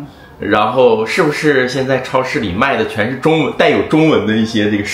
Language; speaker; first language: Chinese; native; Chinese